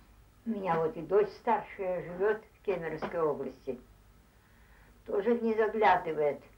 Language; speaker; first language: Russian; non-native, local second language; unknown